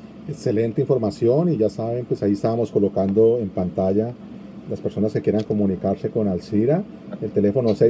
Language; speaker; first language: Spanish; native; Spanish